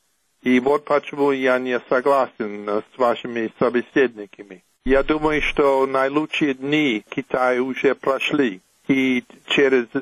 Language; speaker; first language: Russian; non-native, fluent; English